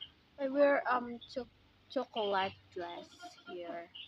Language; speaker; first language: English; non-native, learner; Indonesian